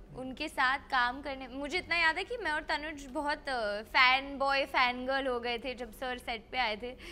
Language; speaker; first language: Hindi; non-native, local second language; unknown